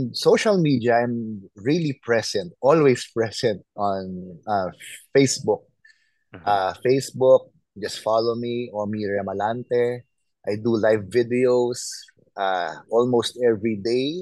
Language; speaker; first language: English; non-native, local second language; Filipino